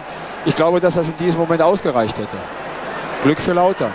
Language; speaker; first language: German; native; German